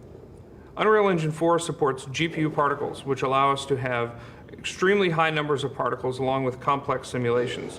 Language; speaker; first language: English; native; English